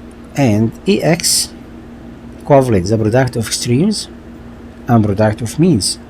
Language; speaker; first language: English; non-native, local second language; Arabic